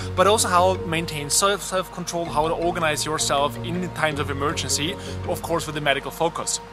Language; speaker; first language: English; non-native, fluent; German